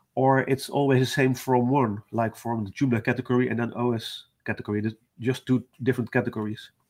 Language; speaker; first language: English; non-native, fluent; Dutch